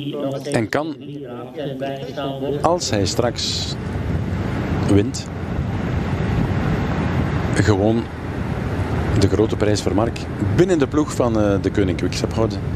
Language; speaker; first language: Dutch; native; Dutch